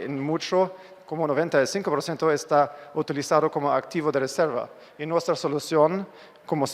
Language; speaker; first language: Spanish; non-native, fluent; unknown